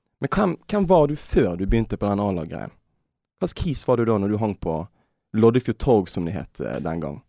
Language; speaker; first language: Norwegian; native; Norwegian